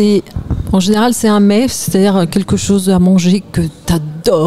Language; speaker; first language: French; native; French